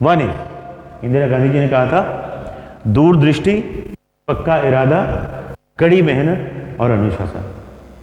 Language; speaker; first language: Hindi; native; Hindi